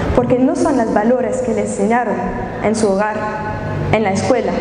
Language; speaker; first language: Spanish; non-native, fluent; French